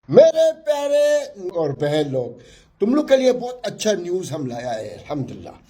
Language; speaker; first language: Hindi; non-native, learner; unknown